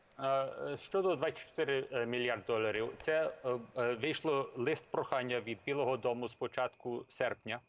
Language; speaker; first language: Ukrainian; early bilingual, heritage; English